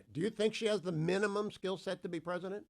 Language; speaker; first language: English; native; English